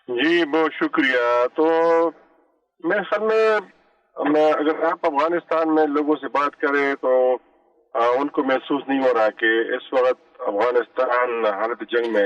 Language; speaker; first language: Hindi; non-native, local second language; Pashto